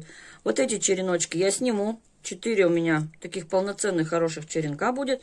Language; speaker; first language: Russian; native; Russian